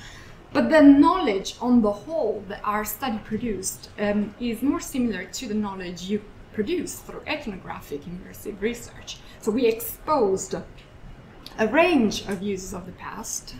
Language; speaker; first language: English; non-native, fluent; Italian